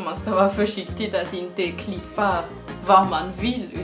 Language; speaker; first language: Swedish; non-native, fluent; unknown